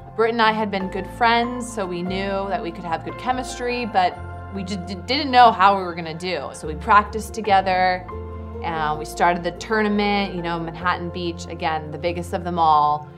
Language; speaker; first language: English; native; English